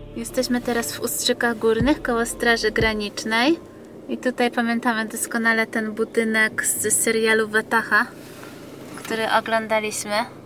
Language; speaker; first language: Polish; native; Polish